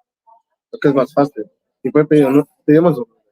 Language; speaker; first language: Spanish; non-native, learner; English